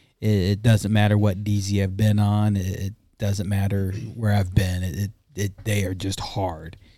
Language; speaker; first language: English; native; English